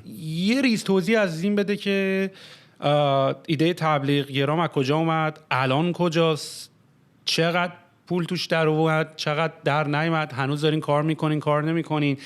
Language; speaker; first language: Persian; early bilingual, heritage; Persian